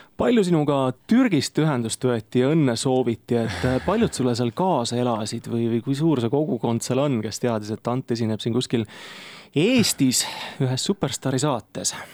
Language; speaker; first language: Estonian; native; Estonian